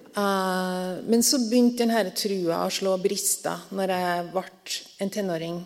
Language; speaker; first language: Norwegian; native; Norwegian